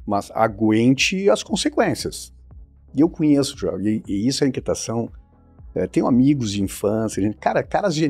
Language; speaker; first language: Portuguese; native; Portuguese